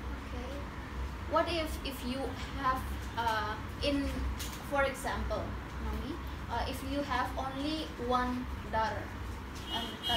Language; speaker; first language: English; non-native, fluent; Indonesian